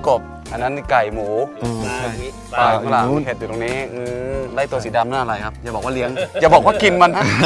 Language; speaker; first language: Thai; native; Thai